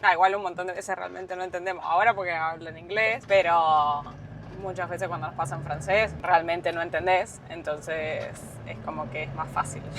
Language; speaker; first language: Spanish; native; Spanish